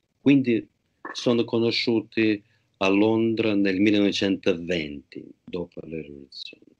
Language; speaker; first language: Italian; non-native, fluent; Russian